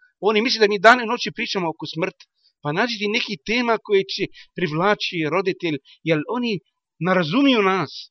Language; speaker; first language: Bosnian; non-native, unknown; Arabic